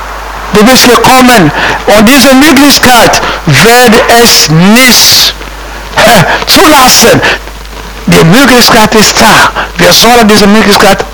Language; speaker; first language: German; non-native, fluent; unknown